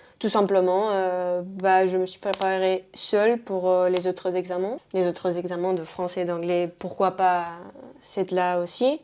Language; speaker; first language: French; non-native, fluent; Spanish